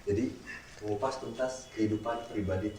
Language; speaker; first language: Indonesian; native; Indonesian